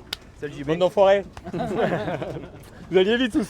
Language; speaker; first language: French; non-native, learner; German